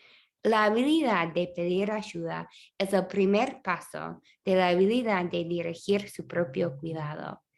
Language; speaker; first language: Spanish; non-native, fluent; English